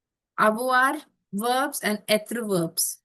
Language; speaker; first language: French; non-native, fluent; Hindi